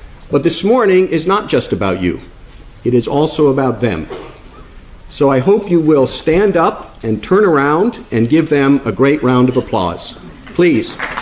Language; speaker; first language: English; native; English